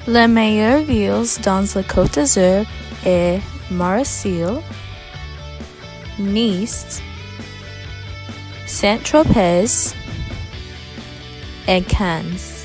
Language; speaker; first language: French; non-native, learner; English